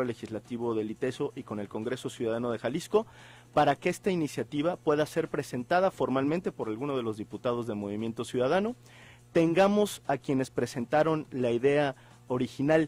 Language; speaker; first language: Spanish; native; Spanish